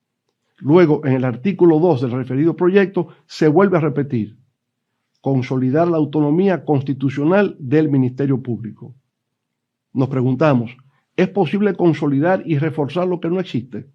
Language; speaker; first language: Spanish; native; Spanish